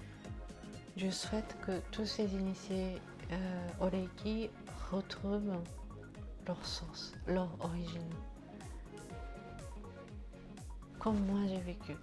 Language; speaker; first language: French; non-native, fluent; Japanese